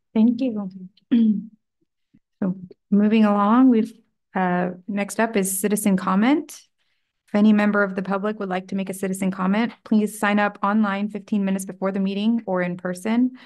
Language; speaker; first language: English; native; English